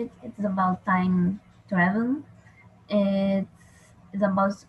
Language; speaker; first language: English; non-native, learner; Portuguese